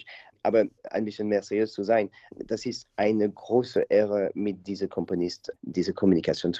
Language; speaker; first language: German; non-native, learner; French